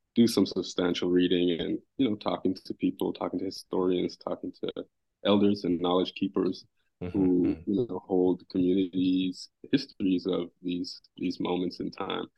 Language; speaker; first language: English; native; English